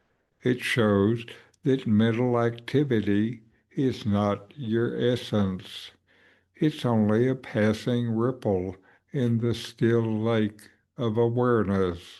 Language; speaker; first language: English; native; English